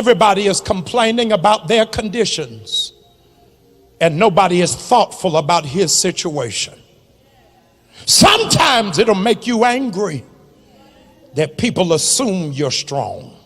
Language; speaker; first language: English; native; English